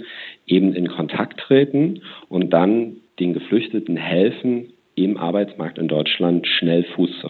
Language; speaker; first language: German; native; German